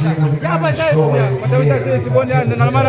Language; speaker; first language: Russian; non-native, learner; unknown